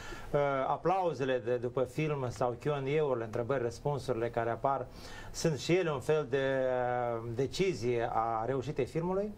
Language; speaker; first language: Romanian; native; Romanian